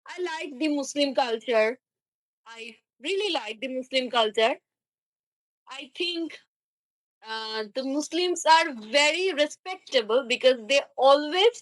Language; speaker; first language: English; non-native, learner; Bangla